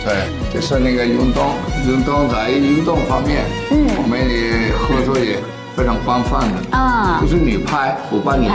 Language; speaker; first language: Chinese; non-native, fluent; Spanish